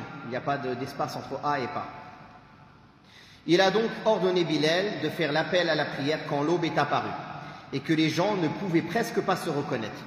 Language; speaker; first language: French; native; French